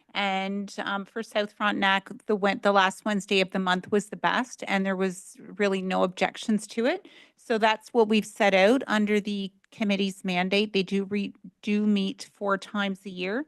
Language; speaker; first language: English; native; English